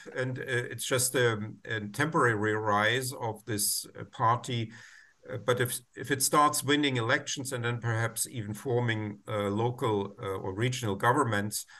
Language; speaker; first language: English; non-native, fluent; German